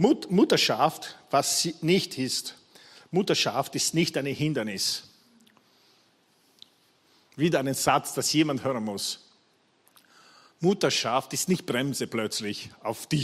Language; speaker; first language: German; non-native, fluent; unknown